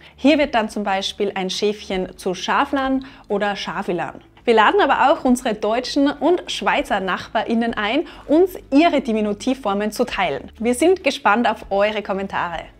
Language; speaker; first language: German; native; German